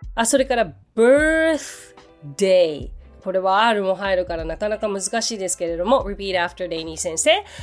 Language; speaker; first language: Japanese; native; Japanese